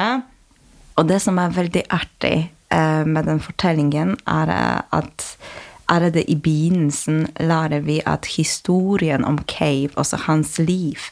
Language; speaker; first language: Norwegian; non-native, fluent; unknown